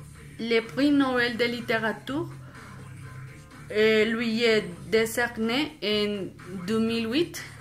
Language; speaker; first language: French; non-native, fluent; Spanish